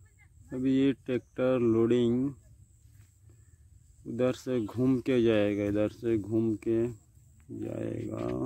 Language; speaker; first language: Hindi; non-native, local second language; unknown